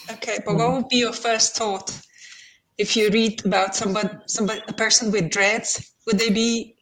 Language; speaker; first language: English; non-native, fluent; Slovenian